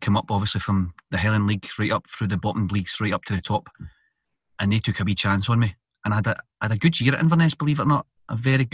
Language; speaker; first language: English; native; English